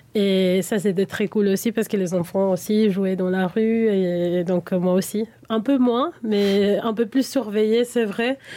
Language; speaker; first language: French; non-native, fluent; Spanish